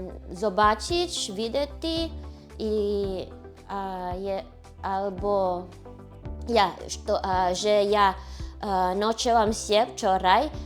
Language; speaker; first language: Polish; non-native, learner; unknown